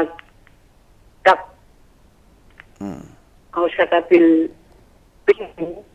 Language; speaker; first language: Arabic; non-native, learner; Indonesian